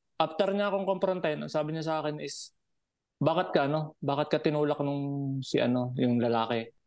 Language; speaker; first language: Filipino; native; Filipino